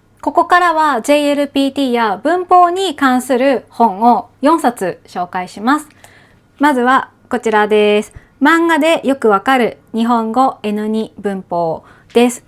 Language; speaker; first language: Japanese; native; Japanese